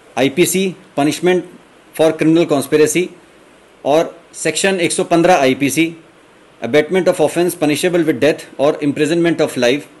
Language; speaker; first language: Hindi; native; Hindi